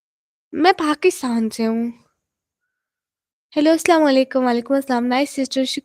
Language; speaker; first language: Hindi; non-native, local second language; Punjabi